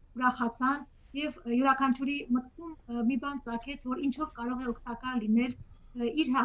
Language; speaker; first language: Armenian; native; Armenian